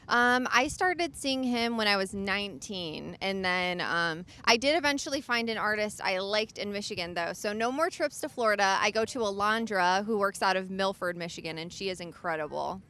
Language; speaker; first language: English; native; English